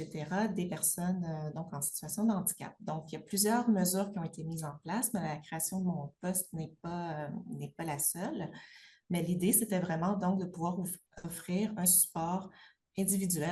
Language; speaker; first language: French; native; French